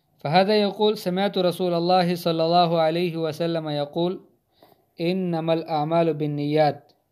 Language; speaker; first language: Arabic; non-native, fluent; Hindi